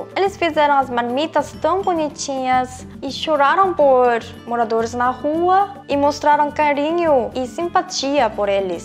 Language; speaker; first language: Portuguese; non-native, fluent; Korean